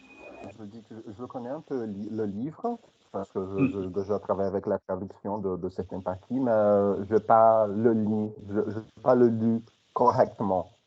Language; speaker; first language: French; non-native, fluent; Portuguese